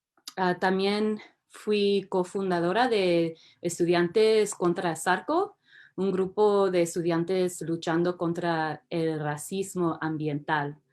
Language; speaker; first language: Spanish; early bilingual, heritage; English